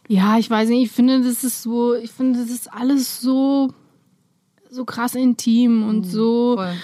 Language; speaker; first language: German; early bilingual, other home language; Romanian